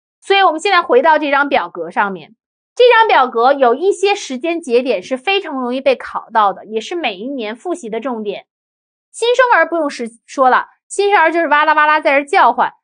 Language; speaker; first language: Chinese; native; Chinese